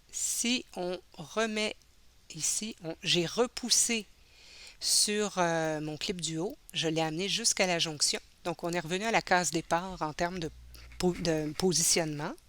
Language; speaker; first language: French; native; French